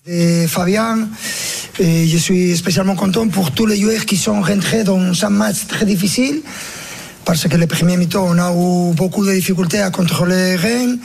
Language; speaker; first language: French; non-native, learner; Spanish